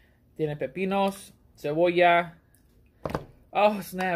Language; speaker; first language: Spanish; early bilingual, heritage; Spanish